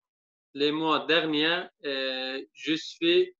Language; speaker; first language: French; non-native, learner; Kurdish